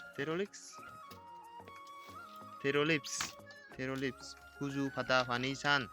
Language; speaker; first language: Hindi; non-native, local second language; Chakma